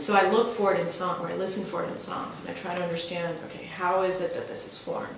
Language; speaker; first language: English; early bilingual, other home language; Russian